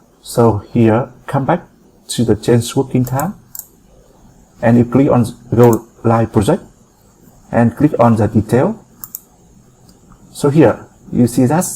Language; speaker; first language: English; non-native, fluent; Vietnamese